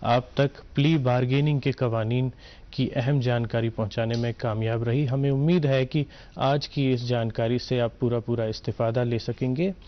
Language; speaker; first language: Urdu; non-native, local second language; Kashmiri